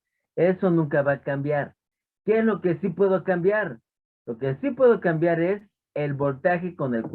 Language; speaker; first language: Spanish; native; Spanish